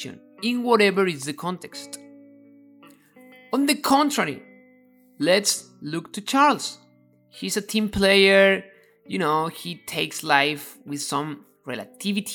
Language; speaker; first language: English; non-native, fluent; Spanish